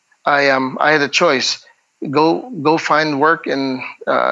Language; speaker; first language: English; non-native, local second language; Hiligaynon